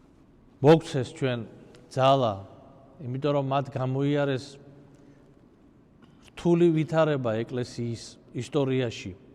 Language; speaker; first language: Georgian; native; Georgian